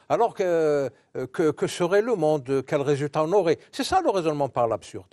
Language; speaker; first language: French; non-native, local second language; Arabic